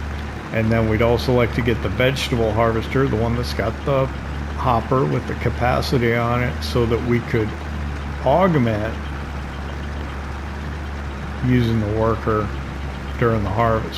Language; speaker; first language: English; native; English